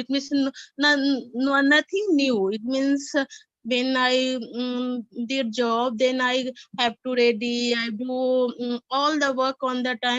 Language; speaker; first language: English; non-native, learner; Hindi